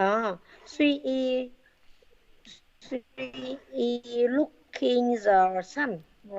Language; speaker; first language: English; non-native, learner; Vietnamese